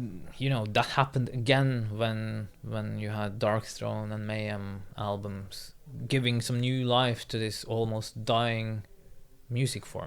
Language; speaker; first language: English; non-native, fluent; Norwegian